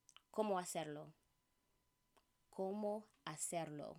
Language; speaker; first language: Spanish; non-native, fluent; English